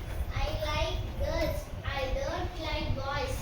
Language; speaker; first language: English; non-native, learner; Tamil